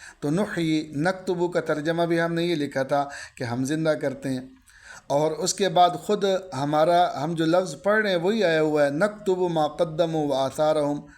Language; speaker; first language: Urdu; native; Urdu